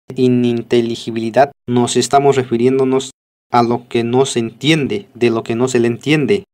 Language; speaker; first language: Spanish; non-native, local second language; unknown